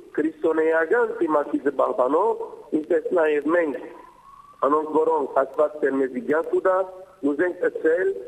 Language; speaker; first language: Armenian; native; Armenian